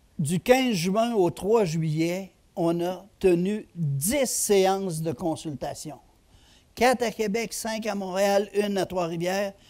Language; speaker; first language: French; native; French